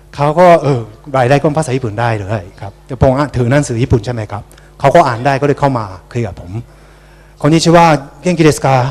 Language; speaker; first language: Thai; non-native, fluent; Japanese